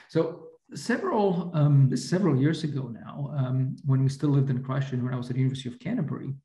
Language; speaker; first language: English; non-native, fluent; Slovak